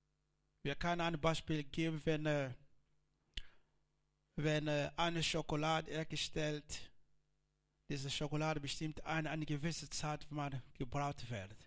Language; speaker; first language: German; non-native, learner; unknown